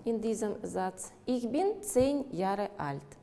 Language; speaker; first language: German; non-native, fluent; Russian